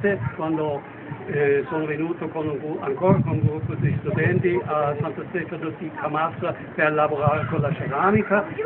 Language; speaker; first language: Italian; non-native, fluent; German